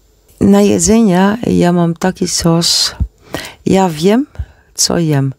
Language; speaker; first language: Polish; non-native, learner; Dutch